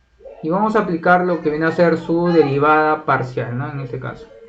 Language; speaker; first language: Spanish; native; Spanish